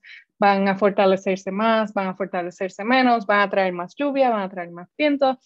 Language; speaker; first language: Spanish; native; Spanish